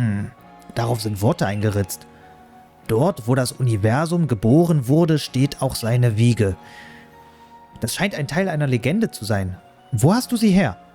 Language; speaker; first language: German; native; German